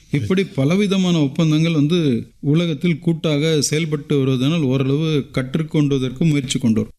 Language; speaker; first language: Tamil; native; Tamil